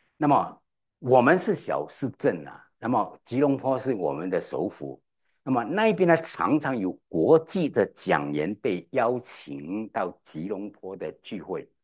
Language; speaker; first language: Chinese; native; Chinese